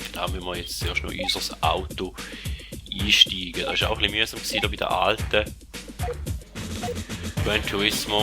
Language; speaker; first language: German; native; German